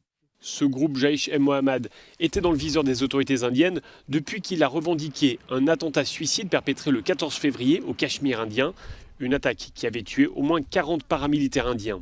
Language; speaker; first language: French; native; French